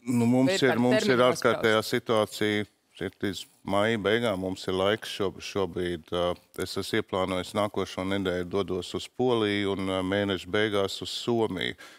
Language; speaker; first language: Latvian; native; Latvian